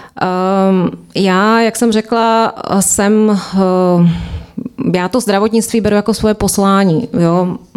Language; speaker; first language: Czech; native; Czech